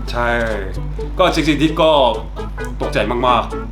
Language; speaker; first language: Thai; non-native, learner; Korean